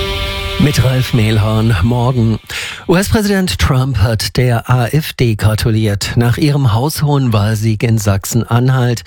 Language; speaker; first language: German; native; German